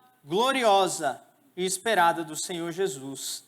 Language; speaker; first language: Portuguese; native; Portuguese